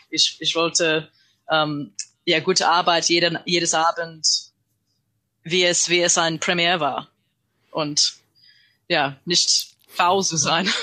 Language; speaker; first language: German; non-native, learner; English